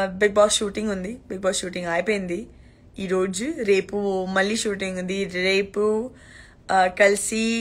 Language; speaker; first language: Telugu; non-native, learner; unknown